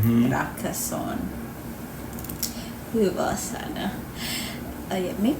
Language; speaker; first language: Finnish; non-native, learner; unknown